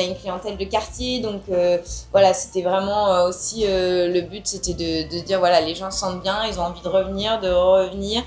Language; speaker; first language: French; native; French